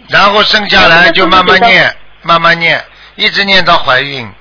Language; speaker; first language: Chinese; native; Chinese